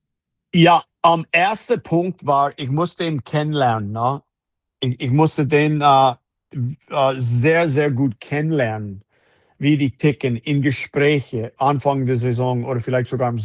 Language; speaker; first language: German; non-native, fluent; English